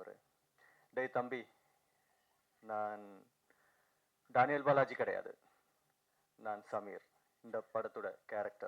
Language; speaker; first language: Tamil; non-native, fluent; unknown